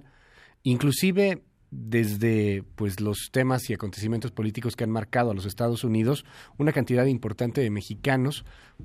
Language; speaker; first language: Spanish; native; Spanish